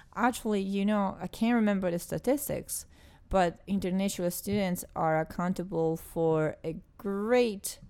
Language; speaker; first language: English; non-native, fluent; Italian